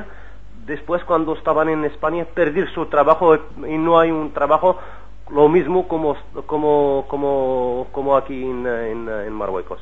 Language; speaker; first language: Spanish; non-native, learner; Arabic